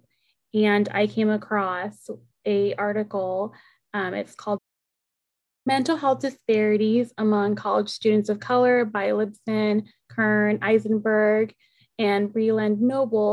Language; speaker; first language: English; early bilingual, other home language; Spanish